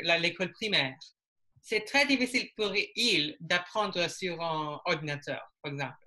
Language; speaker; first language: French; non-native, learner; English